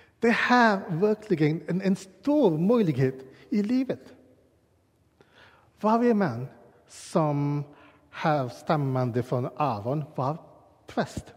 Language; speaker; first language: Swedish; non-native, learner; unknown